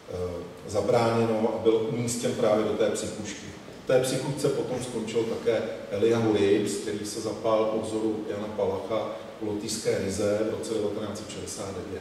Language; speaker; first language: Czech; native; Czech